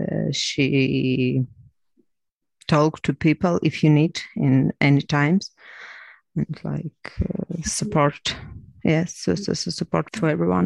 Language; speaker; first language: English; non-native, learner; Ukrainian